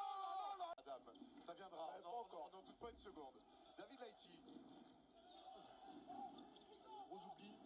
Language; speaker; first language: French; native; French